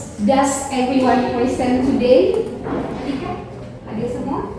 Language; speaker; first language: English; non-native, learner; Indonesian